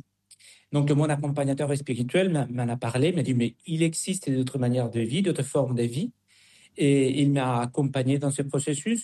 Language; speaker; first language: French; non-native, fluent; Spanish